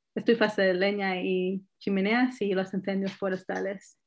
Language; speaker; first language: Spanish; early bilingual, heritage; Spanish